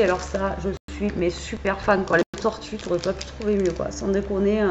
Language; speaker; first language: French; native; French